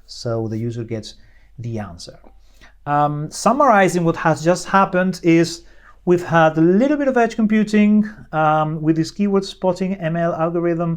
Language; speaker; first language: English; non-native, fluent; Spanish